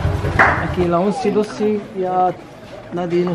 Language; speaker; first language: Spanish; non-native, learner; Arabic